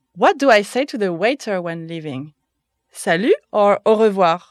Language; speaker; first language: English; non-native, fluent; French